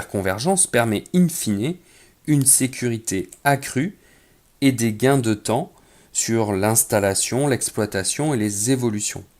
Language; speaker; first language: French; native; French